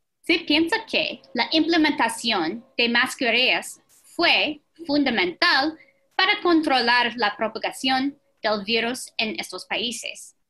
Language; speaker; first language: Spanish; non-native, fluent; English